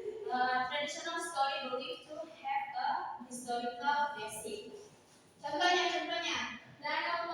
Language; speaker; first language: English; non-native, learner; Indonesian